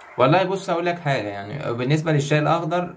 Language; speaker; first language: Arabic; native; Arabic